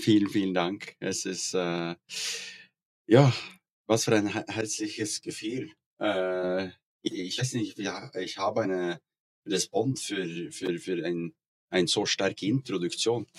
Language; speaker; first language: German; non-native, learner; Norwegian